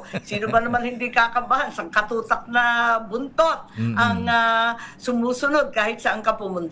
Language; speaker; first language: Filipino; native; Filipino